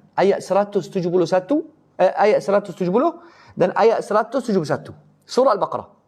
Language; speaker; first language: Malay; non-native, fluent; Arabic